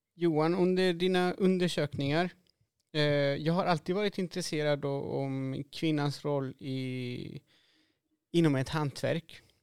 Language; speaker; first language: Swedish; non-native, fluent; Spanish